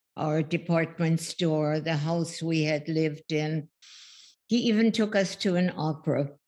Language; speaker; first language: English; early bilingual, other home language; German